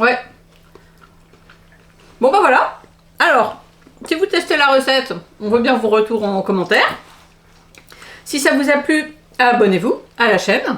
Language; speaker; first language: French; native; French